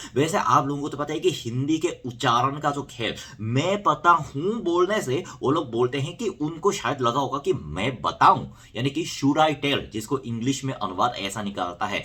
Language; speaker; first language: Hindi; non-native, fluent; Korean